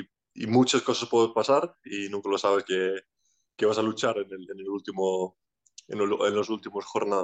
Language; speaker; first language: Spanish; non-native, fluent; Icelandic